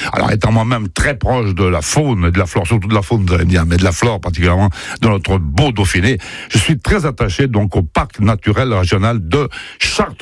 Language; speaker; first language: French; native; French